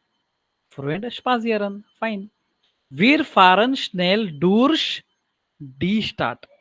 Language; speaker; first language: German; non-native, learner; Marathi